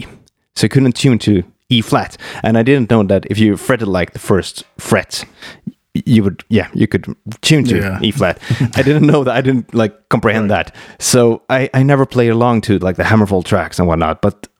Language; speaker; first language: English; non-native, fluent; Swedish